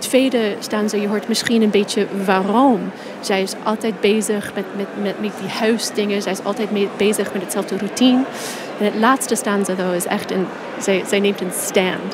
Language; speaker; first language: Dutch; non-native, fluent; English